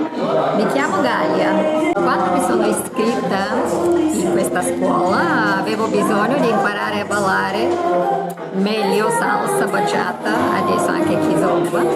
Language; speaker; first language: Italian; non-native, fluent; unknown